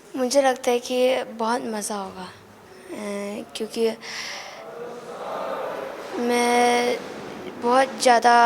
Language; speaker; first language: Hindi; non-native, local second language; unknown